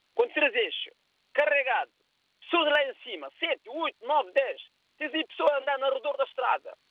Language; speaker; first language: Portuguese; non-native, local second language; Kabuverdianu